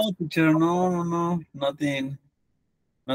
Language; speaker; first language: English; non-native, learner; Spanish